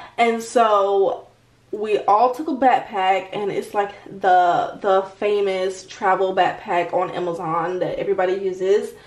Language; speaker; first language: English; native; English